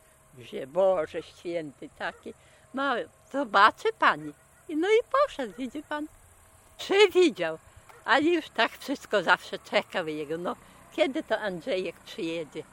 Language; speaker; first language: Polish; non-native, local second language; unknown